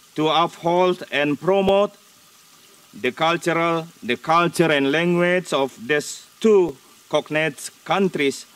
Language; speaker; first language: English; non-native, fluent; Indonesian